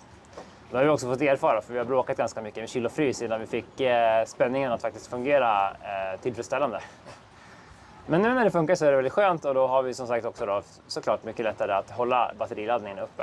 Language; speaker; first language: Swedish; native; Swedish